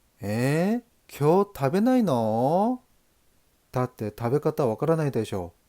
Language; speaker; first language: Japanese; non-native, learner; Korean